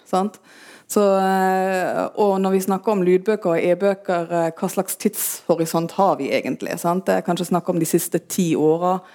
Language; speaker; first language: Norwegian; non-native, fluent; German